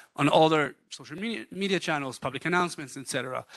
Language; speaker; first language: English; non-native, fluent; Hebrew